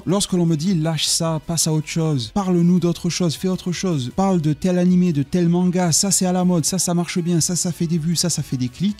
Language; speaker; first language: French; native; French